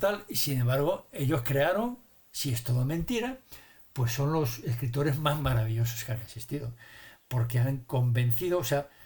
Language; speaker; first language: Spanish; native; Spanish